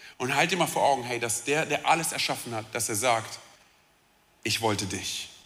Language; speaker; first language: German; early bilingual, other home language; Romanian